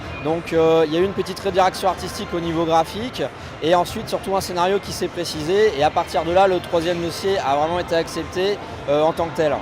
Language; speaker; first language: French; native; French